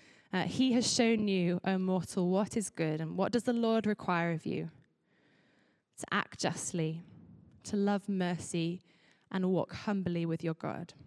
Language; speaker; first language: English; native; English